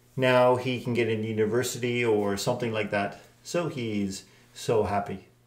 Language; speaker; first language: English; native; English